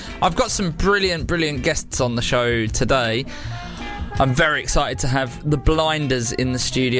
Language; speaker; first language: English; native; English